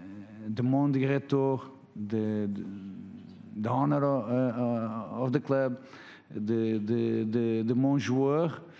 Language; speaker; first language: French; non-native, fluent; Portuguese